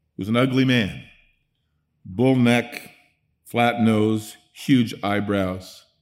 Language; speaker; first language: English; early bilingual, other home language; Dutch